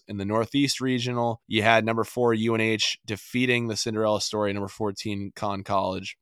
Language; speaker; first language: English; native; English